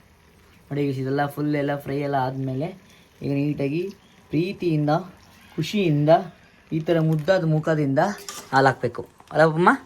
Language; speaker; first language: Kannada; native; Kannada